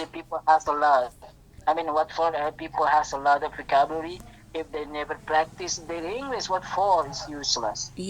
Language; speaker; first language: English; non-native, learner; Indonesian